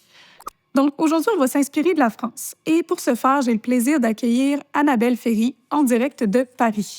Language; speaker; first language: French; native; French